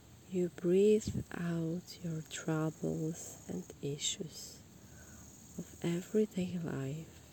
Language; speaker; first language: English; non-native, fluent; Polish